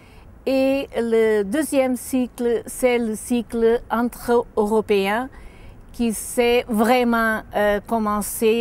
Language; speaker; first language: French; non-native, fluent; Portuguese